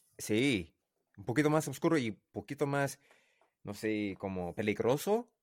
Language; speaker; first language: Spanish; non-native, learner; English